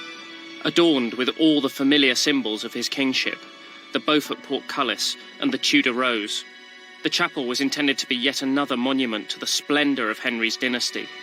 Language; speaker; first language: English; native; English